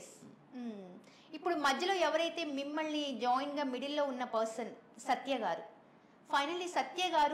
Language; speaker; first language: Telugu; native; Telugu